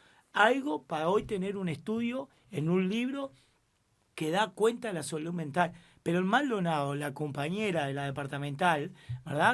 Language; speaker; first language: Spanish; native; Spanish